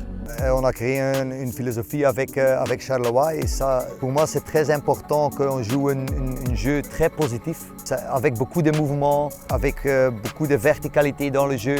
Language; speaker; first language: French; non-native, local second language; Dutch